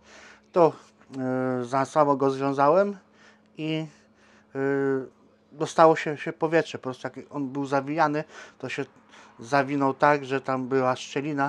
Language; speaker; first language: Polish; native; Polish